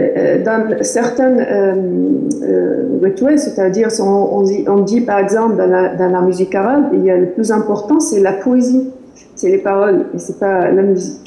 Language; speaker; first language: French; non-native, fluent; Arabic